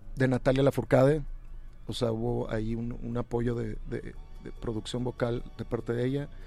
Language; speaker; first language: Spanish; native; Spanish